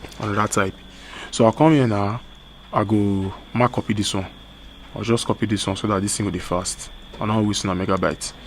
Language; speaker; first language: Nigerian Pidgin; native; Nigerian Pidgin